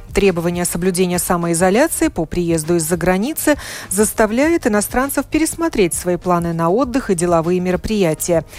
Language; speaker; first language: Russian; native; Russian